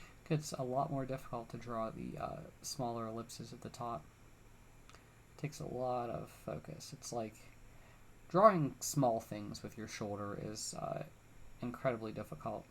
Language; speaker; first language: English; native; English